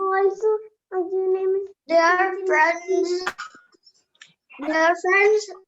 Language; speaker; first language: English; non-native, learner; Urdu